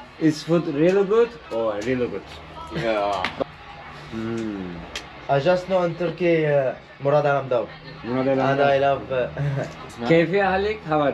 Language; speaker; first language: English; non-native, learner; Turkish